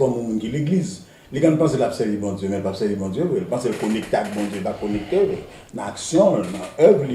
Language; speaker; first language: Haitian Creole; native; Haitian Creole